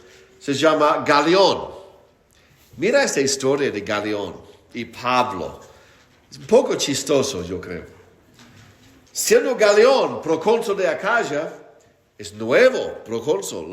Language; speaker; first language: Spanish; non-native, fluent; English